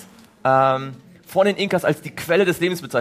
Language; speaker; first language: German; native; German